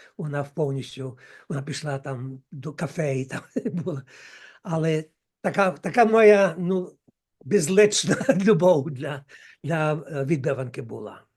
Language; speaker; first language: Ukrainian; early bilingual, heritage; Ukrainian